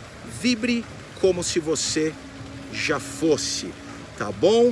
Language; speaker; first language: Portuguese; native; Portuguese